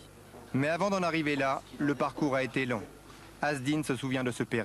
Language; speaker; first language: French; native; French